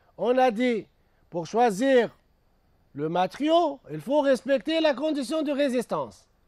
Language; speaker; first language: French; non-native, local second language; Arabic